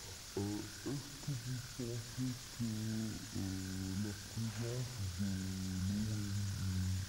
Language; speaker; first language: French; non-native, local second language; Arabic